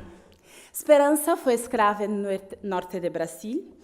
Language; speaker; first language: Spanish; non-native, fluent; Portuguese